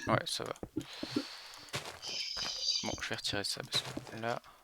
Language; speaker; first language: French; native; French